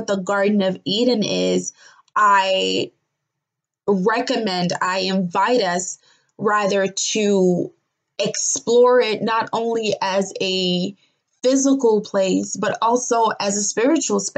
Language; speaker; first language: English; non-native, local second language; Yoruba